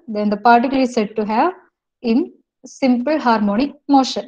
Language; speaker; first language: English; non-native, local second language; Malayalam